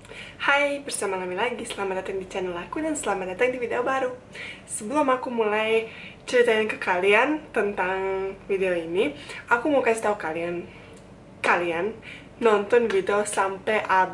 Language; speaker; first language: Indonesian; non-native, fluent; Bosnian